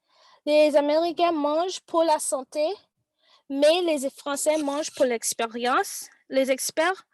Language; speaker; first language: French; non-native, learner; English